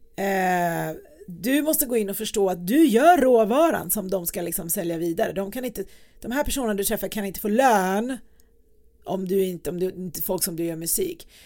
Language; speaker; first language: Swedish; early bilingual, other home language; Persian